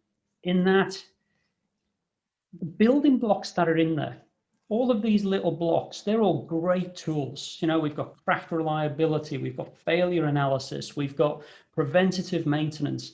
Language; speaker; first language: English; native; English